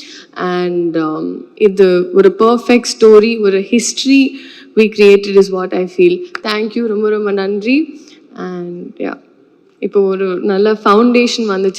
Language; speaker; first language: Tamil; non-native, learner; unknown